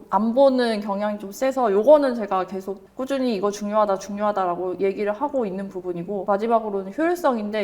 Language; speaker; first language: Korean; native; Korean